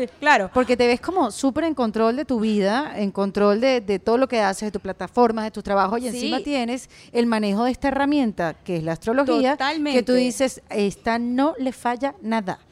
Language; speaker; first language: Spanish; native; Spanish